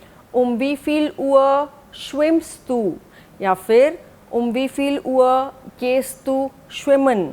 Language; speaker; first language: German; non-native, fluent; Hindi